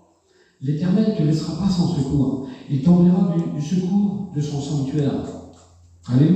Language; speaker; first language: French; native; French